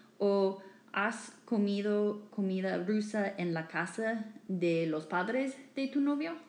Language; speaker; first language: Spanish; non-native, fluent; English